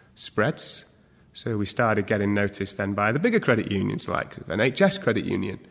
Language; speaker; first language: English; native; English